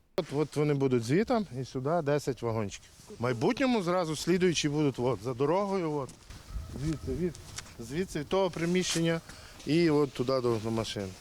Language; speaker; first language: Ukrainian; native; Ukrainian